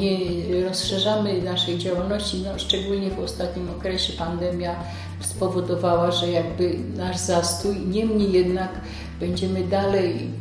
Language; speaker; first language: Polish; native; Polish